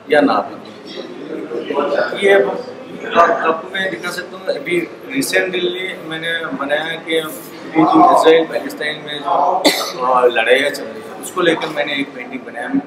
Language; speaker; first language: Hindi; non-native, local second language; Bangla